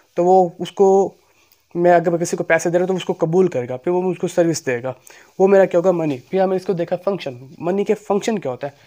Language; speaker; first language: Urdu; non-native, local second language; Punjabi